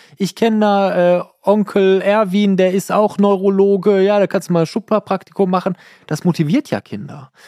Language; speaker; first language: German; early bilingual, other home language; Persian